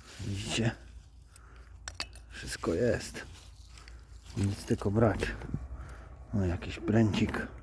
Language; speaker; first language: Polish; native; Polish